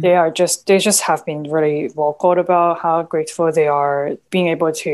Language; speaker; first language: English; non-native, local second language; Cantonese